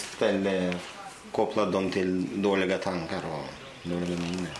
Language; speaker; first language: Swedish; non-native, fluent; Russian